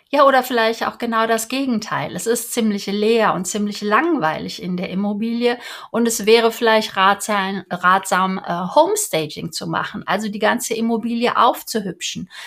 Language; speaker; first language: German; native; German